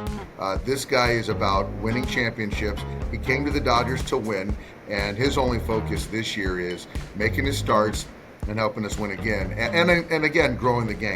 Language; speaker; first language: English; native; English